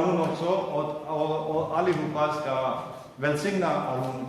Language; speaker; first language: Swedish; non-native, fluent; Urdu